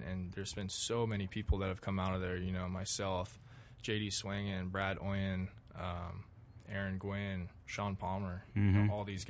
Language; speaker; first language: English; native; English